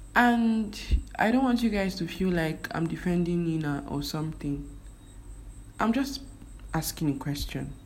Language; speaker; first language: English; non-native, local second language; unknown